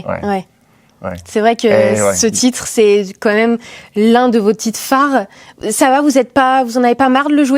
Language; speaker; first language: French; native; French